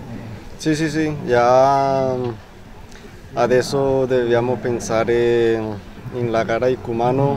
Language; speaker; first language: Italian; non-native, learner; Spanish